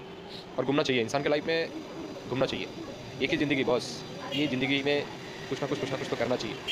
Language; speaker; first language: Hindi; non-native, local second language; Bangla